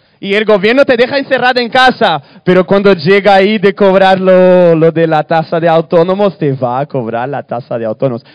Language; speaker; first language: Spanish; early bilingual, other home language; Portuguese